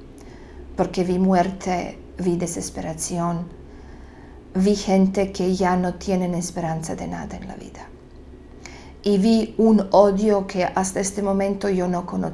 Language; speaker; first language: Spanish; non-native, fluent; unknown